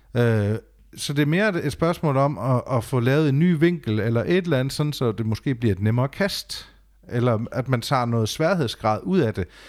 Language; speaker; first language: Danish; native; Danish